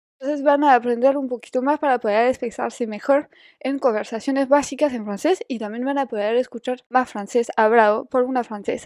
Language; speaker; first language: Spanish; non-native, fluent; French